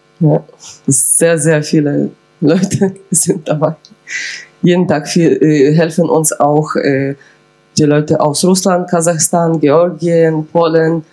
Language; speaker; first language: German; non-native, fluent; Ukrainian